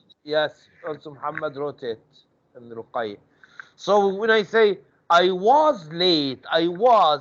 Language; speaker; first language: English; non-native, fluent; Arabic